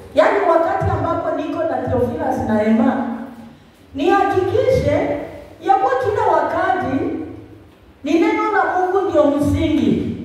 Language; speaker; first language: Swahili; non-native, local second language; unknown